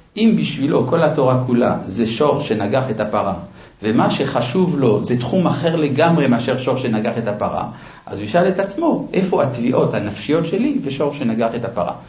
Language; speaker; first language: Hebrew; non-native, fluent; Spanish